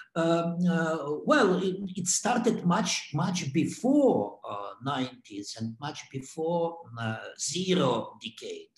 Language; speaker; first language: English; non-native, fluent; Russian